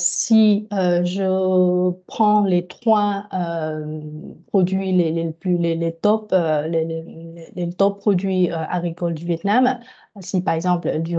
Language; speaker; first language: French; non-native, fluent; Vietnamese